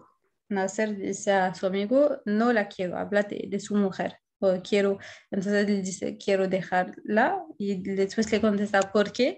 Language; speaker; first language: Spanish; non-native, fluent; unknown